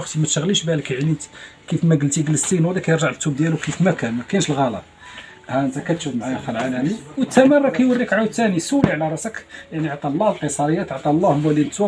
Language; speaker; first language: Arabic; native; Arabic